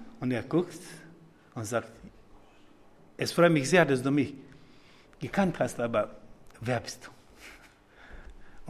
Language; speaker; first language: German; non-native, fluent; Serbian